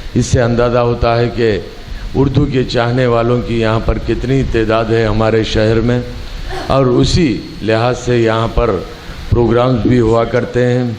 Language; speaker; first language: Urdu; native; Urdu